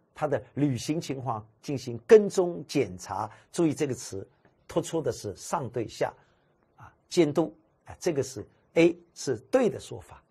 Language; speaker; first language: Chinese; native; Chinese